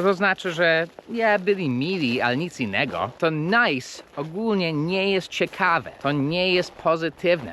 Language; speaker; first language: Polish; non-native, fluent; English